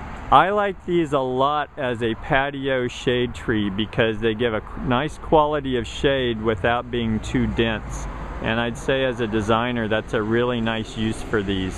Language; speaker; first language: English; native; English